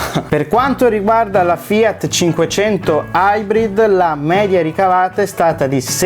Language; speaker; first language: Italian; native; Italian